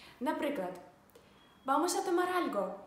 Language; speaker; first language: Spanish; non-native, fluent; Ukrainian